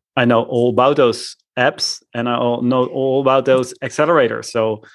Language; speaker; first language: English; non-native, fluent; Dutch